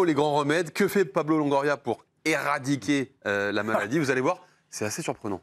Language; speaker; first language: French; native; French